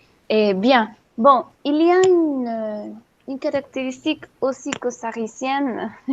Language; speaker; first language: French; non-native, fluent; Spanish